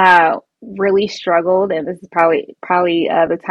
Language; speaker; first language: English; native; English